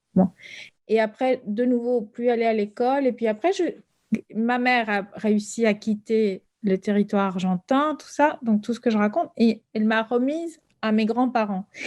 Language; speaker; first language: French; early bilingual, other home language; Spanish